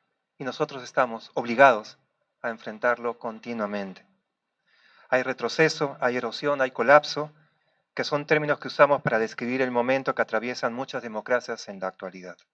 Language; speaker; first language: Spanish; native; Spanish